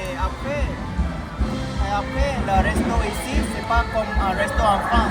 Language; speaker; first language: French; non-native, fluent; Thai